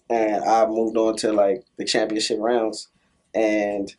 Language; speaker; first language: English; native; English